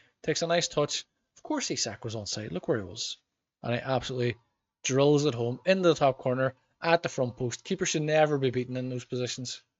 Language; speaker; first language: English; native; English